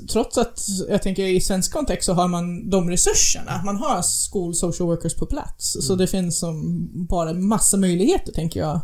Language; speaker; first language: Swedish; non-native, fluent; English